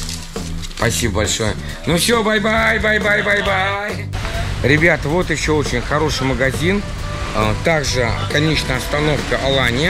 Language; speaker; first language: Russian; native; Russian